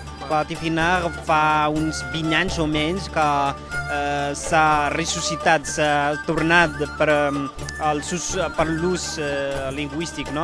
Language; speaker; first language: Catalan; non-native, fluent; Berber languages